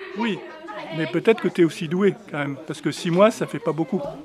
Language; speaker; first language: French; native; French